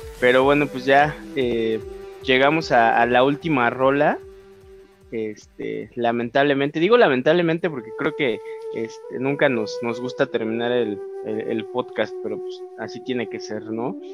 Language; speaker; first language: Spanish; native; Spanish